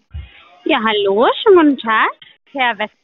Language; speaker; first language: German; non-native, learner; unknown